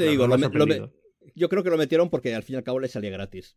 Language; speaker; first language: Spanish; native; Spanish